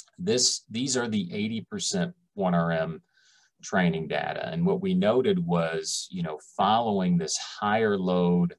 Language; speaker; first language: English; native; English